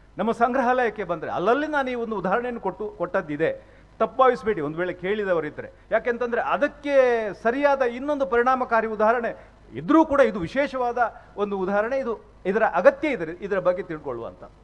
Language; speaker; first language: Kannada; native; Kannada